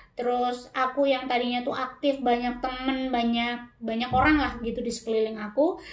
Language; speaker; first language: Indonesian; native; Indonesian